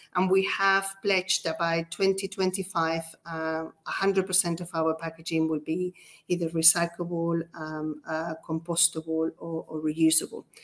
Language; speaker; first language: English; non-native, fluent; Spanish